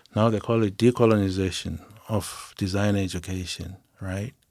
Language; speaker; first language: English; non-native, local second language; Shona